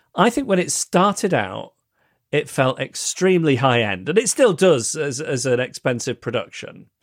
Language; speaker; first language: English; native; English